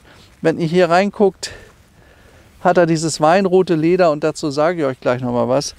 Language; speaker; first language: German; native; German